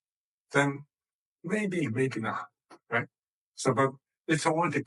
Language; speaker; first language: English; non-native, fluent; Korean